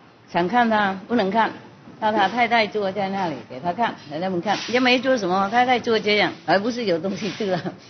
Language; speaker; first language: Chinese; non-native, fluent; Vietnamese